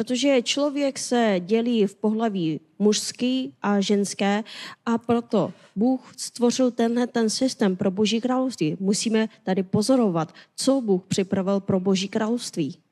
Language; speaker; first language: Czech; non-native, fluent; Korean